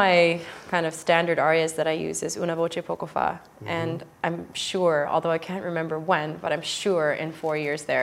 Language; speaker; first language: English; native; English